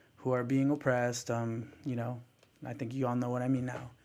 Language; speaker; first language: English; early bilingual, other home language; Spanish